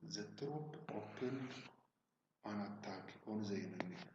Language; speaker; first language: English; non-native, local second language; Amharic